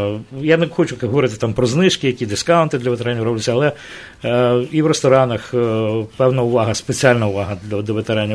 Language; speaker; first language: Ukrainian; native; Ukrainian